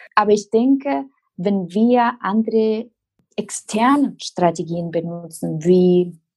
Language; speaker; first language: German; non-native, fluent; Spanish